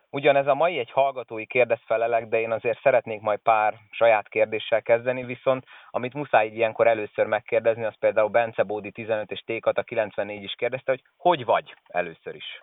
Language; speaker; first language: Hungarian; native; Hungarian